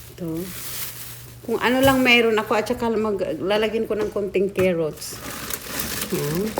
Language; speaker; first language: Filipino; non-native, local second language; Cebuano